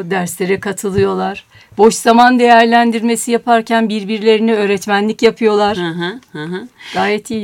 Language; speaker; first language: Turkish; native; Turkish